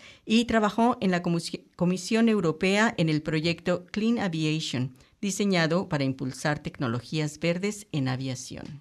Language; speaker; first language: Spanish; native; Spanish